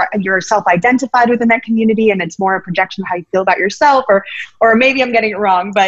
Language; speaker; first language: English; native; English